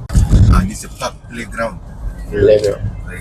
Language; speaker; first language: English; non-native, learner; Malay